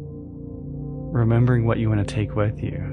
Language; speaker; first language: English; native; English